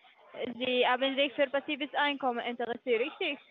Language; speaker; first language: German; non-native, learner; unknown